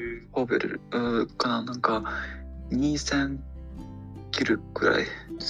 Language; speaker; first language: Japanese; non-native, learner; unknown